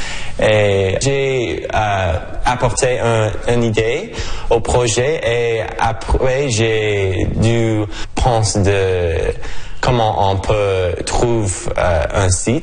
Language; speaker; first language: French; non-native, local second language; English